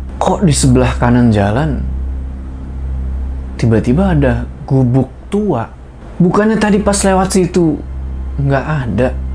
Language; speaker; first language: Indonesian; native; Indonesian